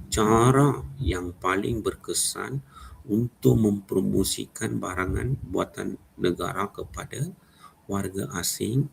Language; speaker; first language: Malay; non-native, local second language; Tamil